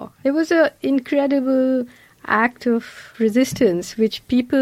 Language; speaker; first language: English; non-native, local second language; Malayalam